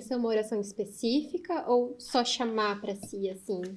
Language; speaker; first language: Portuguese; native; Portuguese